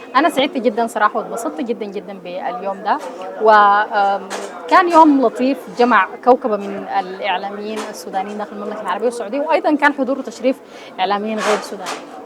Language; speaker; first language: Arabic; native; Arabic